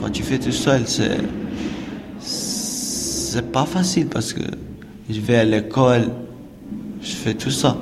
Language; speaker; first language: French; non-native, learner; Albanian